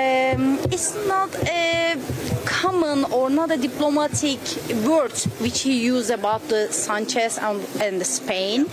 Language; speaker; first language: English; non-native, fluent; Turkish